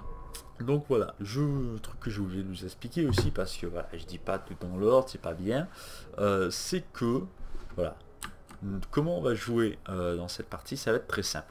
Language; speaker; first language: French; native; French